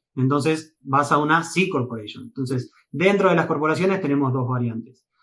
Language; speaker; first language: Spanish; native; Spanish